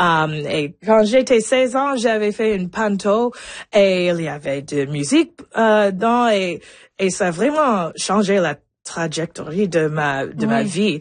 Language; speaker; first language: French; non-native, local second language; English